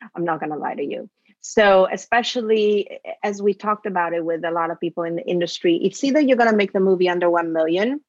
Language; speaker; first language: English; early bilingual, other home language; Italian